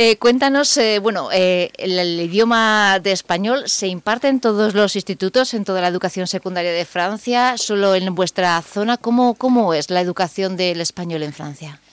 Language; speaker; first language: Spanish; native; Spanish